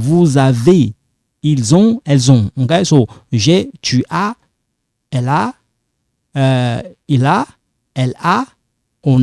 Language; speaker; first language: French; non-native, local second language; Lingala